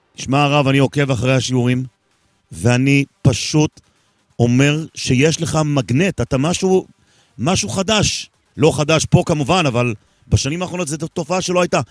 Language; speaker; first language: Hebrew; native; Hebrew